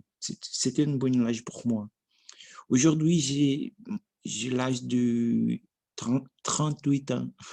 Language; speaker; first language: French; non-native, learner; Portuguese